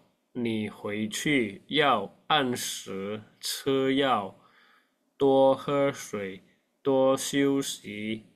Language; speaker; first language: Chinese; non-native, fluent; Indonesian